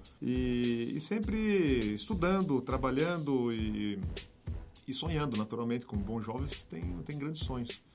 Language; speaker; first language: Portuguese; native; Portuguese